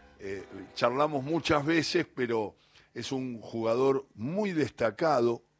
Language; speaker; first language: Spanish; native; Spanish